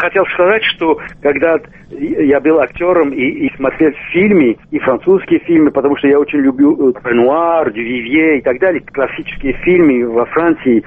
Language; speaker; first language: Russian; non-native, local second language; Armenian